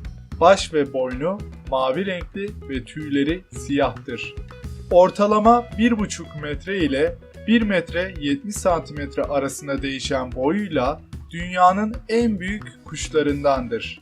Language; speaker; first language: Turkish; native; Turkish